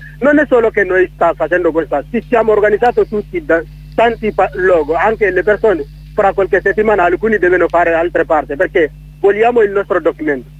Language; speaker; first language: Italian; non-native, learner; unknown